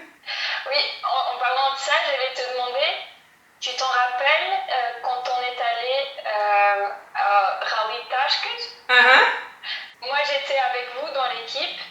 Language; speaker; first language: French; early bilingual, heritage; Portuguese